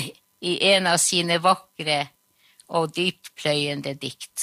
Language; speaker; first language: Norwegian; non-native, local second language; Northern Sami